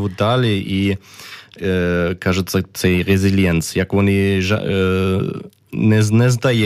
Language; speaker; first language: Ukrainian; non-native, learner; German